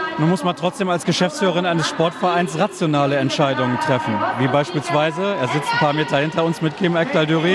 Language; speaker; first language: German; native; German